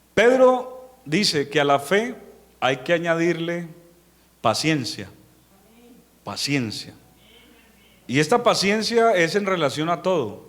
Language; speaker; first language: Spanish; native; Spanish